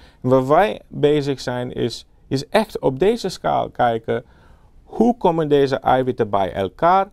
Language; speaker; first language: Dutch; non-native, fluent; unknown